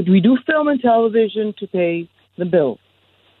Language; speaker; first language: English; non-native, fluent; Spanish